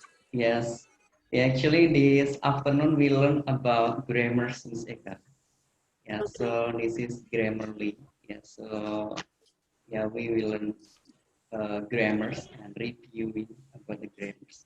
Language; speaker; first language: English; non-native, fluent; Indonesian